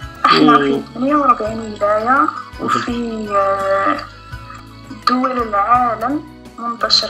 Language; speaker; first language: Arabic; native; Arabic